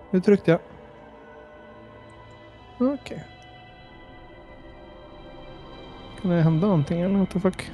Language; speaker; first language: Swedish; native; Swedish